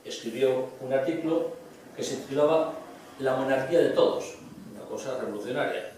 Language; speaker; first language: Spanish; non-native, local second language; Galician